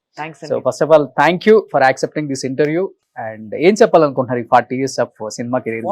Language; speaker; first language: Telugu; native; Telugu